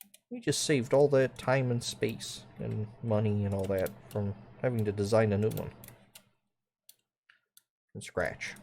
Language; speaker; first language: English; native; English